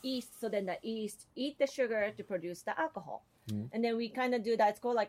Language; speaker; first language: English; non-native, fluent; Japanese